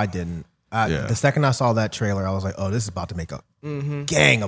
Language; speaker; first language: English; native; English